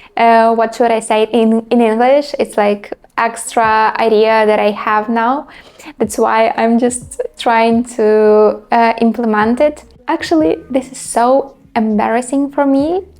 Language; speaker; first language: English; non-native, learner; Ukrainian